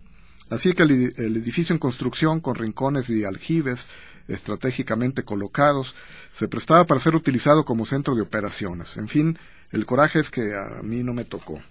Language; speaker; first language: Spanish; native; Spanish